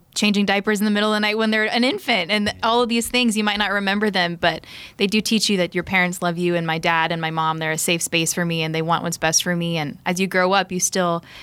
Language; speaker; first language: English; native; English